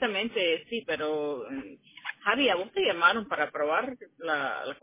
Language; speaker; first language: Spanish; native; Spanish